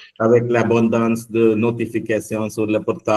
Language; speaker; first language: French; non-native, learner; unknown